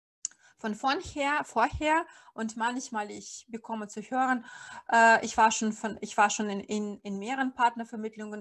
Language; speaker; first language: German; non-native, fluent; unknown